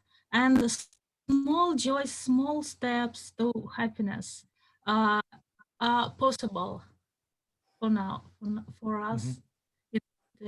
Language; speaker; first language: English; non-native, fluent; Russian